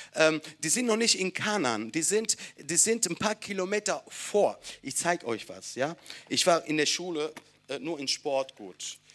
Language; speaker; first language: German; non-native, fluent; Italian